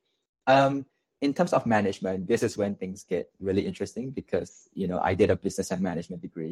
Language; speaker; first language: English; non-native, local second language; Chinese